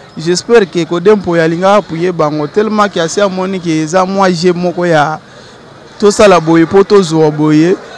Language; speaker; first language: Lingala; native; Lingala